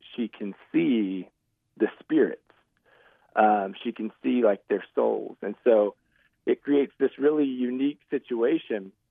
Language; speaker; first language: English; native; English